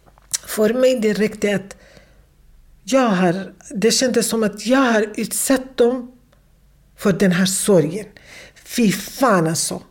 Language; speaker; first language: Swedish; non-native, fluent; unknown